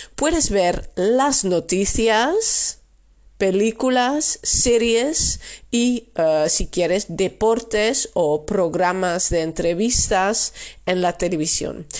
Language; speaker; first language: Spanish; non-native, fluent; Dutch